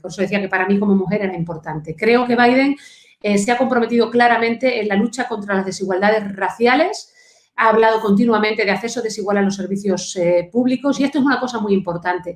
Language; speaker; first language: Spanish; native; Spanish